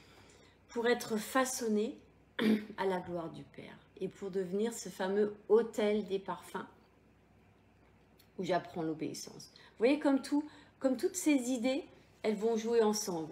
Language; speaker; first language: French; native; French